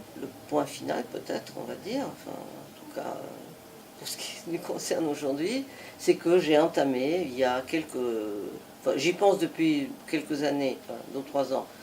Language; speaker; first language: French; non-native, fluent; Italian